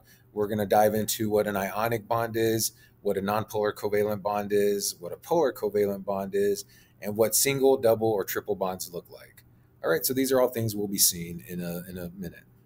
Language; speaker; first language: English; native; English